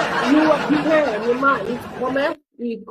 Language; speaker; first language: English; non-native, learner; Korean